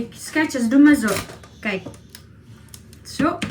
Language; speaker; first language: Dutch; non-native, learner; Indonesian